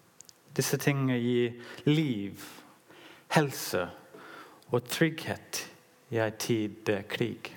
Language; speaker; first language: Norwegian; non-native, learner; English